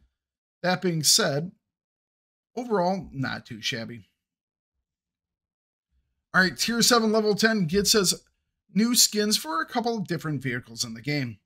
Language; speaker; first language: English; native; English